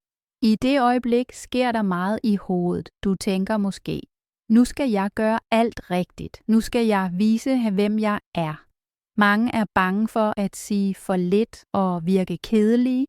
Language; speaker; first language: Danish; native; Danish